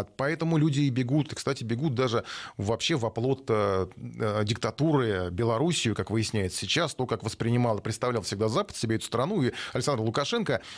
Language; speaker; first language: Russian; native; Russian